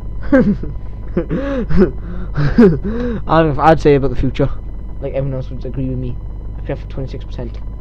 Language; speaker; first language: English; native; English